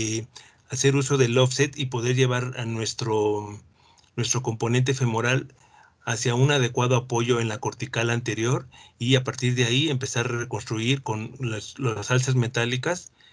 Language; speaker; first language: Spanish; native; Spanish